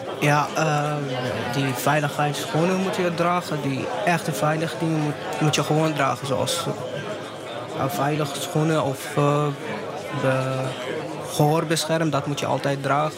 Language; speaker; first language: Dutch; non-native, learner; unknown